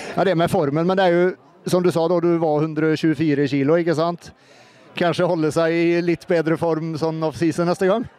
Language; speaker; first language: Norwegian; native; Norwegian